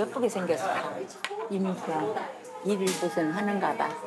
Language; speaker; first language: Korean; native; Korean